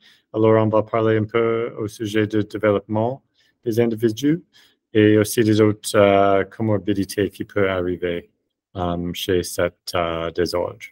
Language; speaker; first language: French; non-native, fluent; English